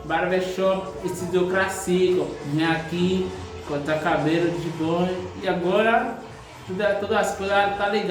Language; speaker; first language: Portuguese; non-native, learner; Haitian Creole